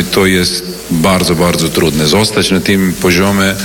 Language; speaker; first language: Polish; non-native, learner; Serbian